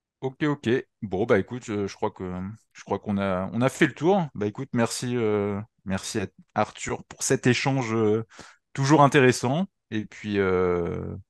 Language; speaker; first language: French; native; French